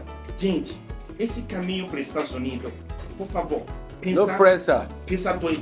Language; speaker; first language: Portuguese; non-native, fluent; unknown